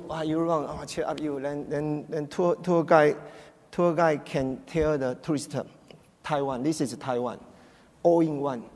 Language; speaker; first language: English; non-native, learner; Chinese